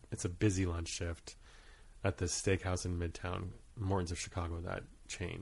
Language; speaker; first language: English; native; English